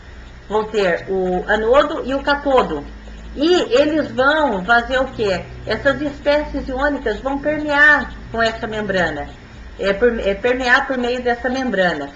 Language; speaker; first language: Portuguese; native; Portuguese